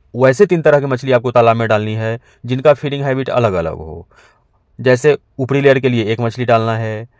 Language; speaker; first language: Hindi; native; Hindi